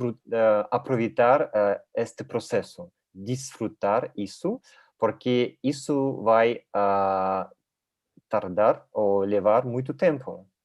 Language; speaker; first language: Portuguese; non-native, learner; Russian